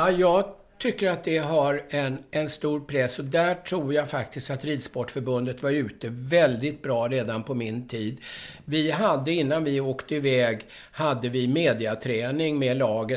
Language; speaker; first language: Swedish; native; Swedish